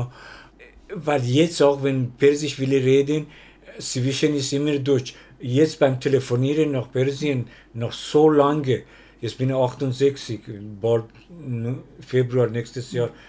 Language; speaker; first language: German; non-native, learner; Persian